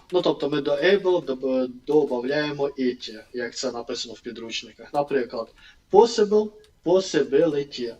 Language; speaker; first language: Ukrainian; non-native, local second language; Russian